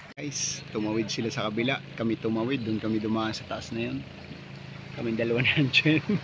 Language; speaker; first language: Filipino; native; Filipino